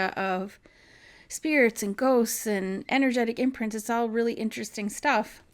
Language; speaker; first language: English; native; English